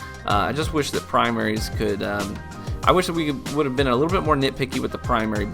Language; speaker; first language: English; native; English